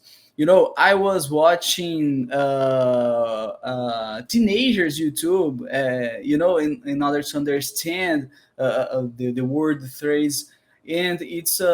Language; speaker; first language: English; non-native, learner; Portuguese